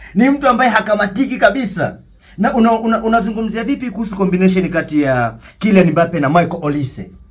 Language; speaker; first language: Swahili; native; Swahili